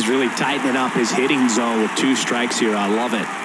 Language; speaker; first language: English; native; English